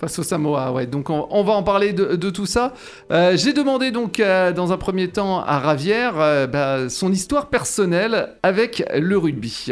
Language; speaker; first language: French; native; French